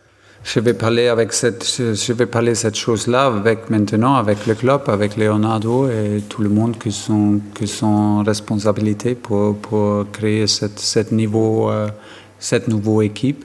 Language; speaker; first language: French; non-native, fluent; German